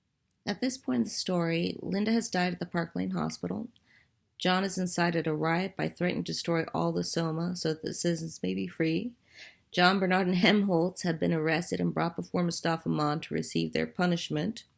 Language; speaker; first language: English; native; English